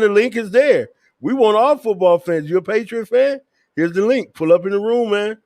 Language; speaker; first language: English; native; English